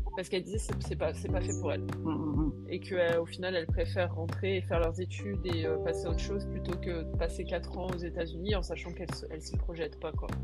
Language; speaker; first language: French; native; French